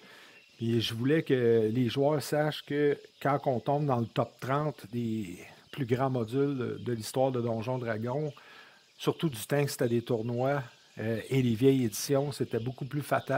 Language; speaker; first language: French; native; French